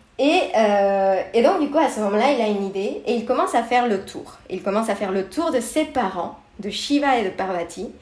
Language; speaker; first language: French; non-native, fluent; Spanish